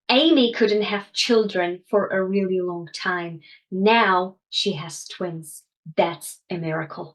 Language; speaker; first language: English; non-native, fluent; Czech